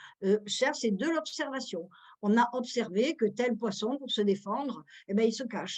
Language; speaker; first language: French; native; French